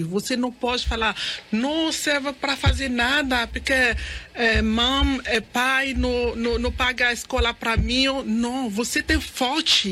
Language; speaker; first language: Portuguese; non-native, learner; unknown